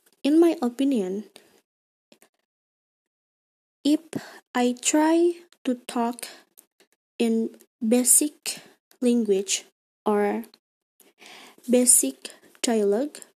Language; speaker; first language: English; non-native, learner; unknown